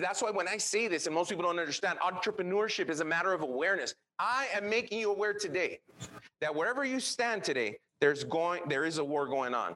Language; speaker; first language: English; early bilingual, other home language; Spanish